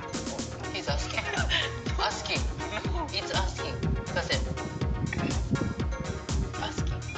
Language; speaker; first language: English; non-native, learner; Japanese